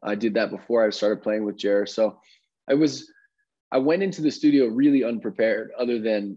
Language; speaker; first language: English; native; English